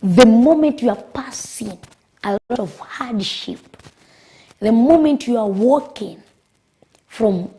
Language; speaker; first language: English; non-native, local second language; Kikuyu